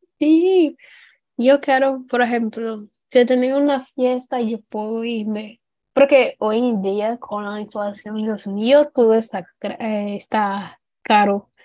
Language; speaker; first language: Spanish; non-native, fluent; Portuguese